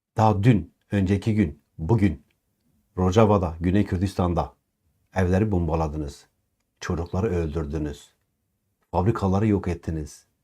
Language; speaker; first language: Turkish; non-native, local second language; Kurdish